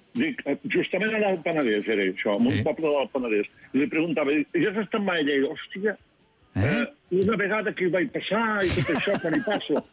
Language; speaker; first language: Catalan; native; Catalan